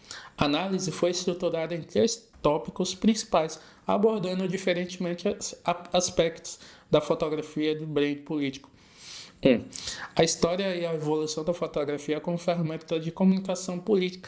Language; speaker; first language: Portuguese; native; Portuguese